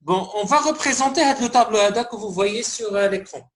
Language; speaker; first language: French; non-native, local second language; Arabic